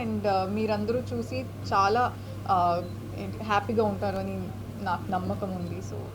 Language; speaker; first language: Telugu; non-native, fluent; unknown